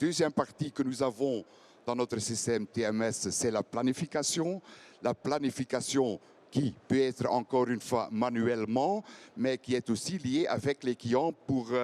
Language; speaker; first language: French; non-native, fluent; Dutch